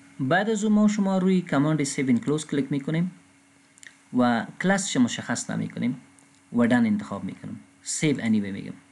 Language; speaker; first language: Persian; non-native, local second language; Pashto